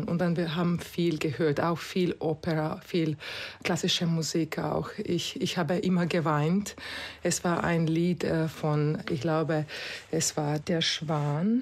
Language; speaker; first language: German; non-native, fluent; Croatian